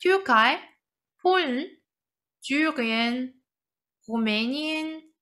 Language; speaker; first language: German; non-native, fluent; Korean